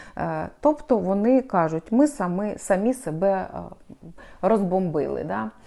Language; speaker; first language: Ukrainian; non-native, local second language; Russian